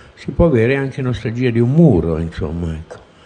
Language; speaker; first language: Italian; native; Italian